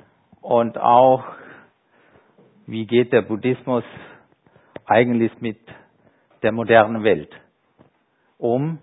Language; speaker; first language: German; non-native, fluent; Sinhala